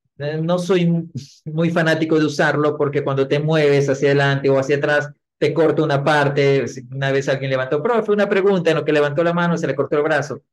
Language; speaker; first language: Spanish; native; Spanish